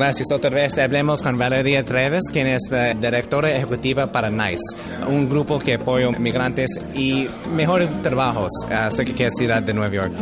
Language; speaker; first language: Spanish; early bilingual, heritage; English